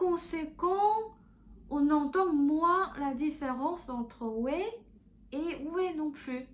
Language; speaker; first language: French; non-native, fluent; Korean